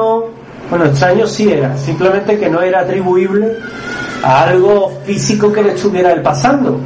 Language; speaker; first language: Spanish; native; Spanish